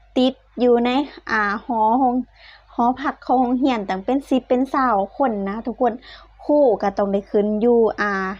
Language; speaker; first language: Thai; native; Thai